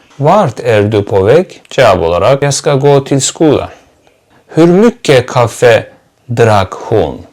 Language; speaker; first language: Swedish; non-native, fluent; Turkish